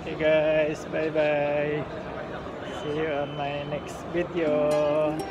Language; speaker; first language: English; non-native, local second language; Filipino